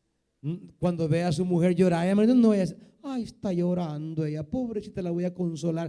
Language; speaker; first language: Spanish; native; Spanish